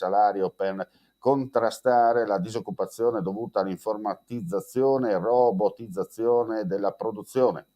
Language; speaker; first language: Italian; native; Italian